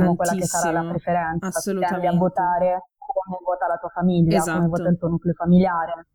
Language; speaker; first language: Italian; native; Italian